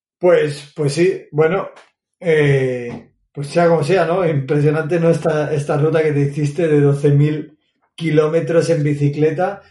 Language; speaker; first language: Spanish; native; Spanish